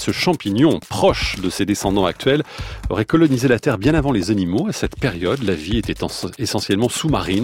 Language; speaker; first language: French; native; French